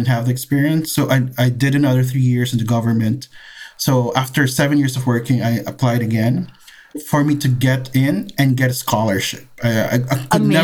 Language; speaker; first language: English; non-native, local second language; Filipino